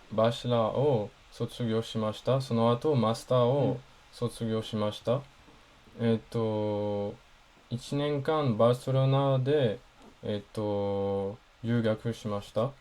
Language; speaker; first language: Japanese; non-native, learner; French